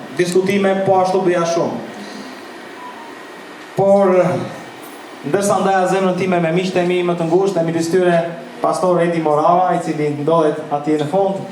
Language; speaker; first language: Albanian; native; Albanian